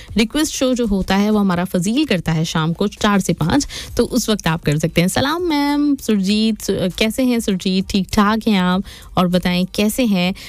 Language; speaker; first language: Urdu; native; Urdu